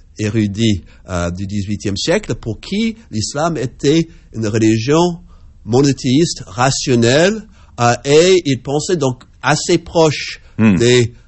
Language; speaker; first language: French; non-native, fluent; English